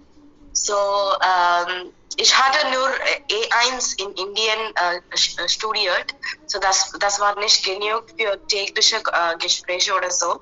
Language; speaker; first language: German; non-native, learner; Hindi